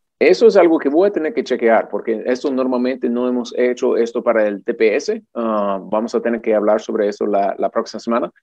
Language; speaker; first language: Spanish; non-native, fluent; English